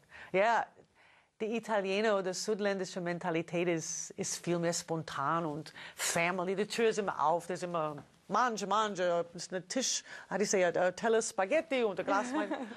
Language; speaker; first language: German; non-native, fluent; English